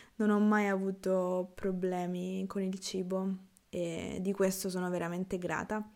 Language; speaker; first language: Italian; native; Italian